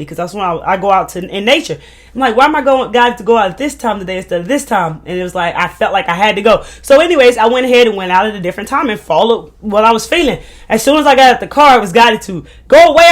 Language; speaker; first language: English; native; English